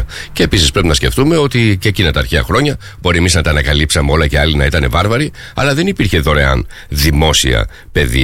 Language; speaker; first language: Greek; native; Greek